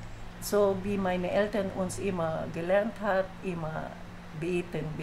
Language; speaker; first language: German; non-native, fluent; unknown